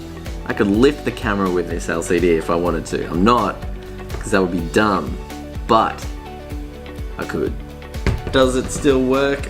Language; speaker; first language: English; native; English